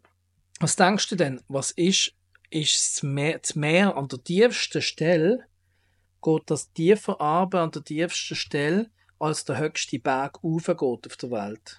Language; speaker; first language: German; native; German